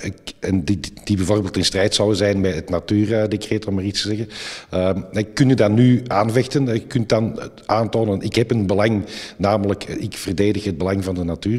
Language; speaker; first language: Dutch; native; Dutch